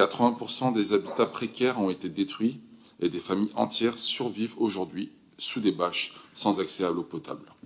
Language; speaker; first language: French; native; French